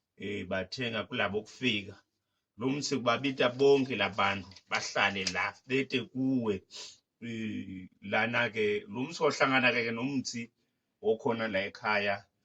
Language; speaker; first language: Zulu; non-native, local second language; Xhosa